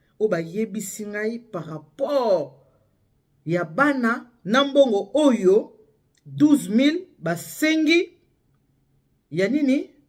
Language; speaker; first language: Lingala; native; Lingala